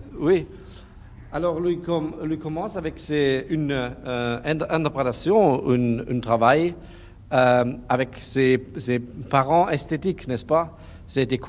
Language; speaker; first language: French; non-native, learner; German